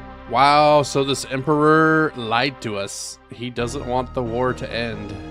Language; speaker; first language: English; native; English